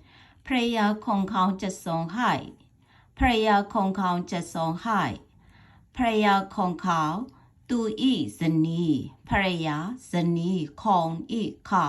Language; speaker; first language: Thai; non-native, fluent; Burmese